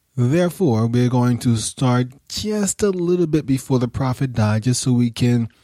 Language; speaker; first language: English; native; English